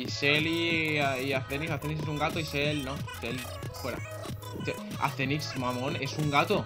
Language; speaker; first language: Spanish; native; Spanish